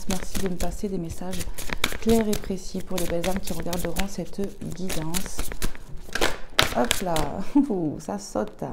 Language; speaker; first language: French; native; French